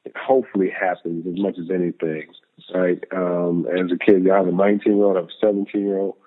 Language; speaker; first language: English; native; English